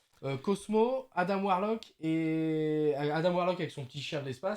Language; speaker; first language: French; native; French